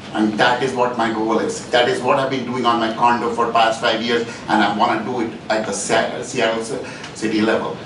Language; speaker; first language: English; non-native, local second language; Hindi